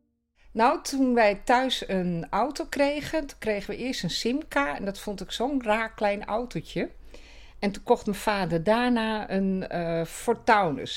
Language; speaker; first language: Dutch; native; Dutch